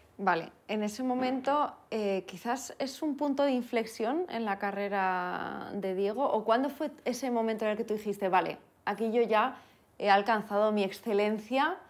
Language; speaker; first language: Spanish; native; Spanish